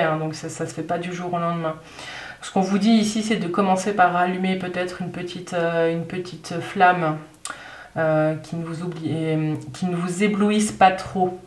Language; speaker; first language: French; native; French